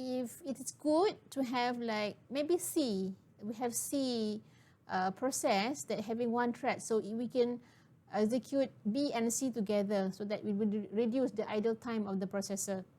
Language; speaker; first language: English; non-native, local second language; Malay